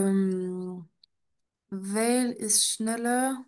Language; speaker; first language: German; non-native, learner; French